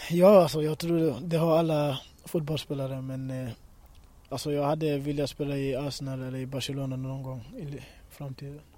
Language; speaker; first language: Swedish; early bilingual, other home language; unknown